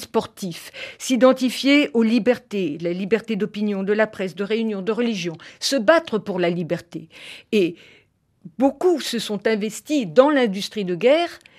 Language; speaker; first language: French; native; French